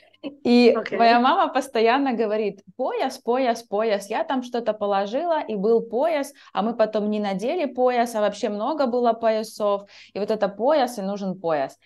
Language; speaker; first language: Russian; native; Russian